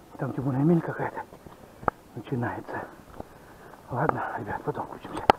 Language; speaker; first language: Russian; native; Russian